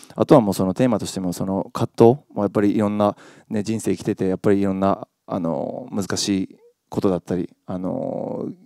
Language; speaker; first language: Japanese; native; Japanese